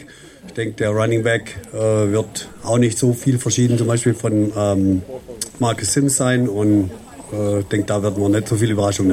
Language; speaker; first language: German; native; German